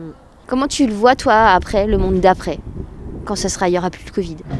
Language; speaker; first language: French; native; French